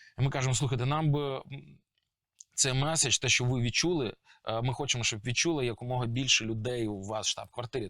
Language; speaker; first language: Ukrainian; native; Ukrainian